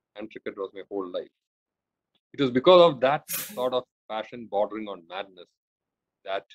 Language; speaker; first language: English; non-native, local second language; Malayalam